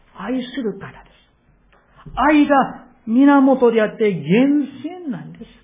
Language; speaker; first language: Japanese; non-native, fluent; Korean